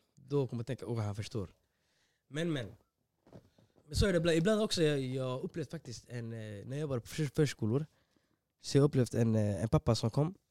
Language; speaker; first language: Swedish; early bilingual, other home language; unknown